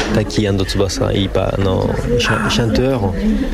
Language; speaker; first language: French; non-native, learner; Japanese